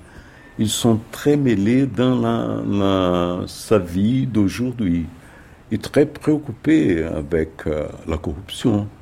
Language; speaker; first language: French; non-native, fluent; Portuguese